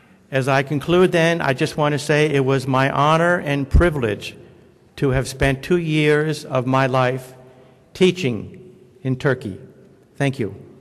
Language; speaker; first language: English; native; English